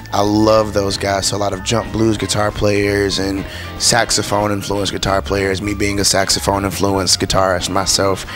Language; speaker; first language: English; native; English